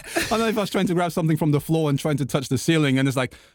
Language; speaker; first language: English; non-native, fluent; Portuguese